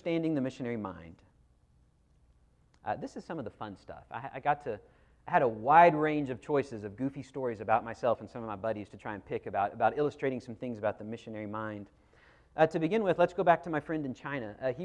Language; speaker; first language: English; native; English